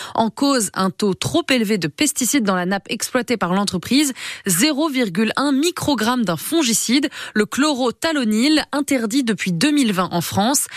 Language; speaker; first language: French; native; French